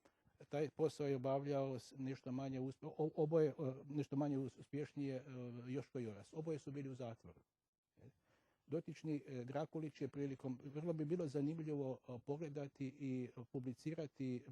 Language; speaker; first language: Croatian; native; Croatian